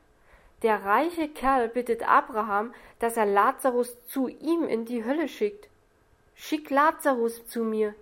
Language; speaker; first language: German; native; German